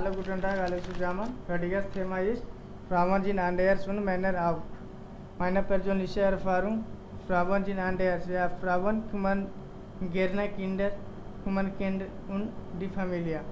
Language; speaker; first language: German; non-native, learner; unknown